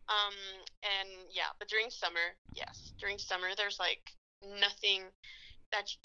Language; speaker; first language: English; non-native, fluent; French